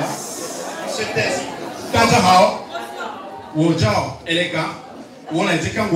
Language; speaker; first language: Chinese; non-native, learner; French